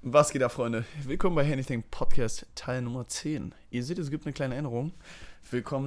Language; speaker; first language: German; native; German